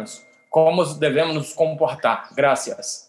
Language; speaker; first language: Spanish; non-native, learner; Portuguese